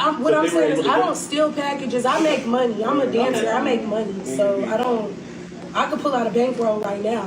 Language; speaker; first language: English; native; English